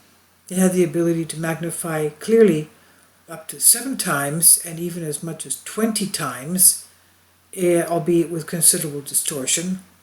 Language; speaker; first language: English; non-native, fluent; Greek